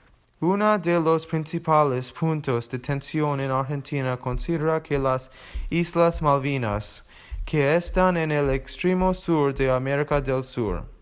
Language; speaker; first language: Spanish; non-native, learner; English